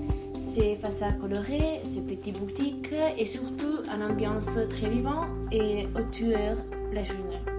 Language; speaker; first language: French; non-native, learner; Italian